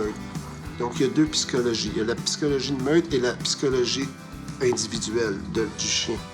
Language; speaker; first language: French; native; French